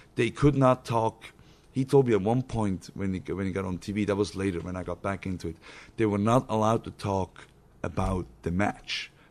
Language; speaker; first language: English; non-native, fluent; Swiss German